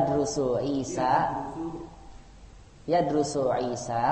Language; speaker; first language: Arabic; non-native, fluent; Indonesian